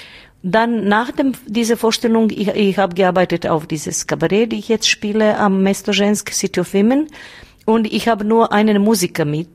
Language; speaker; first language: German; non-native, learner; Bosnian